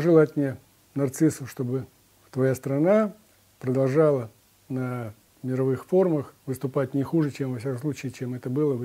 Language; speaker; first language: Russian; native; Russian